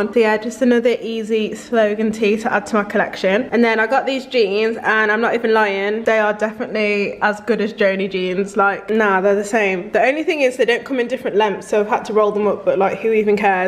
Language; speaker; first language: English; native; English